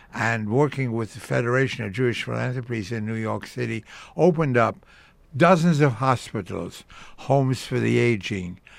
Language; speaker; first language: English; early bilingual, other home language; Yiddish